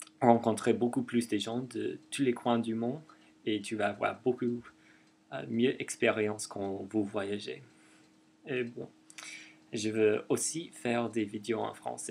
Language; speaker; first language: French; non-native, fluent; English